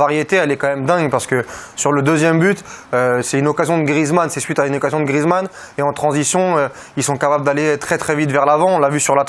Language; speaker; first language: French; native; French